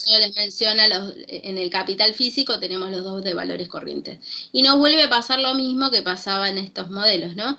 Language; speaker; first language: Spanish; native; Spanish